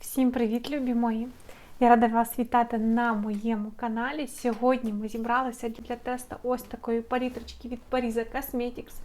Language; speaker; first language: Ukrainian; non-native, local second language; Russian